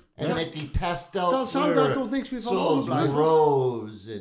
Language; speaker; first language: Dutch; non-native, learner; English